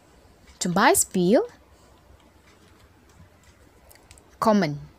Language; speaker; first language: German; non-native, fluent; Indonesian